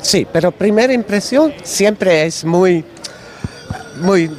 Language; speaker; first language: Spanish; non-native, learner; Dutch